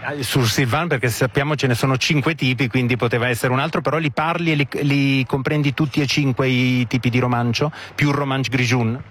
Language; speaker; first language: Italian; native; Italian